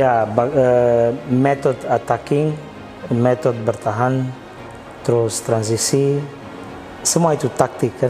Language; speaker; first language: Indonesian; non-native, fluent; Portuguese